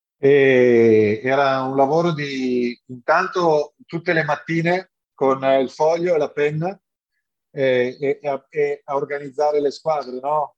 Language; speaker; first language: Italian; native; Italian